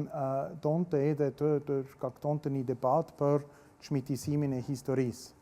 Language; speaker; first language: Albanian; non-native, fluent; German